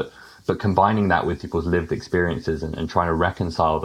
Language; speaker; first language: English; native; English